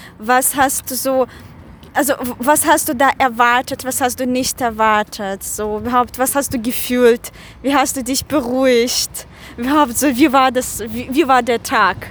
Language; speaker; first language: German; non-native, fluent; Russian